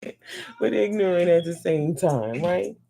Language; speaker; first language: English; native; English